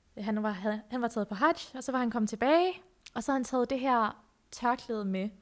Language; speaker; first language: Danish; early bilingual, other home language; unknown